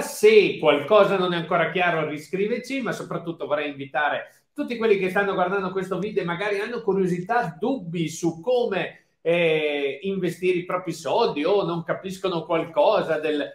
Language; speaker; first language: Italian; native; Italian